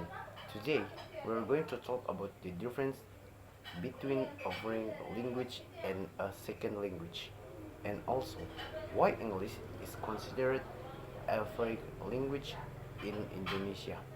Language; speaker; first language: English; non-native, learner; Indonesian